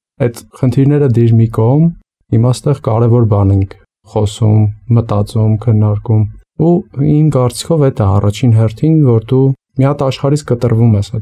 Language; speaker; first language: Armenian; native; Armenian